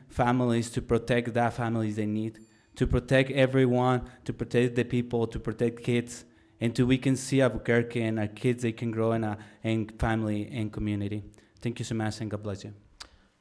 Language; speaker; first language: English; non-native, learner; Spanish